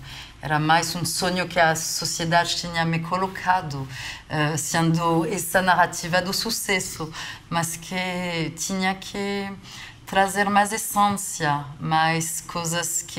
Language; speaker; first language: Portuguese; non-native, fluent; French